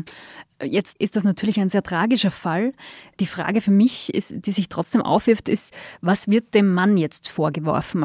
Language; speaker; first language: German; native; German